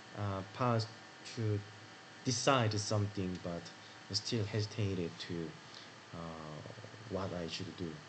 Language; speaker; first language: English; non-native, learner; Korean